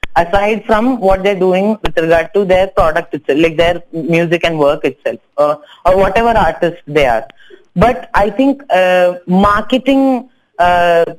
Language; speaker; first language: English; non-native, local second language; Tamil